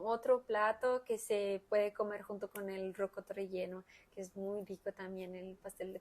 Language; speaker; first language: Spanish; non-native, fluent; Portuguese